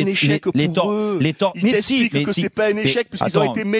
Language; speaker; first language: French; native; French